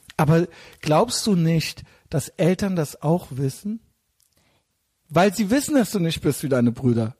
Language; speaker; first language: German; native; German